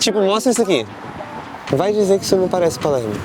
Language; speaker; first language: Portuguese; native; Portuguese